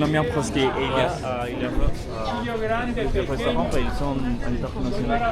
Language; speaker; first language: French; non-native, learner; Spanish